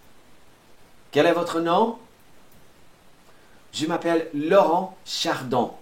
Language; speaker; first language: French; non-native, fluent; Portuguese